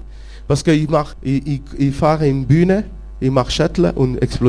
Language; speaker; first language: German; non-native, local second language; French